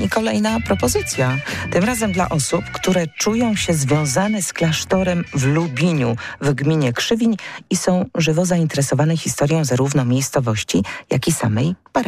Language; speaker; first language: Polish; native; Polish